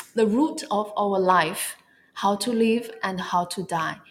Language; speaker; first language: English; non-native, fluent; Chinese